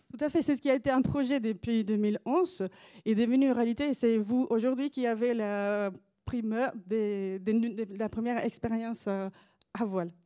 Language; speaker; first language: French; non-native, fluent; Spanish